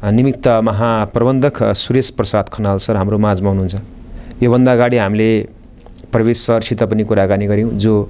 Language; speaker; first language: Nepali; native; Nepali